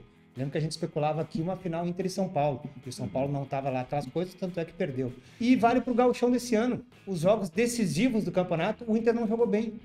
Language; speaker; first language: Portuguese; native; Portuguese